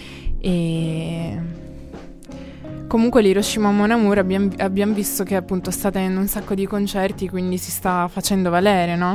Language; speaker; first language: Italian; native; Italian